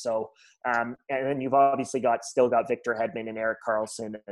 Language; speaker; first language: English; native; English